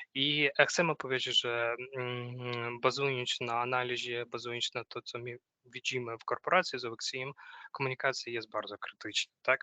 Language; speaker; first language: Polish; non-native, fluent; Ukrainian